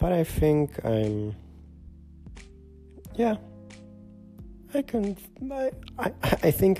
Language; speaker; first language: English; non-native, fluent; Polish